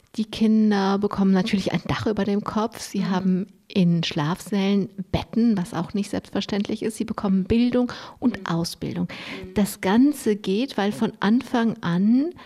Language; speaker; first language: German; native; German